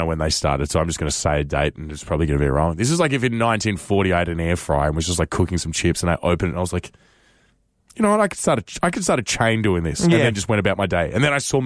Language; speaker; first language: English; native; English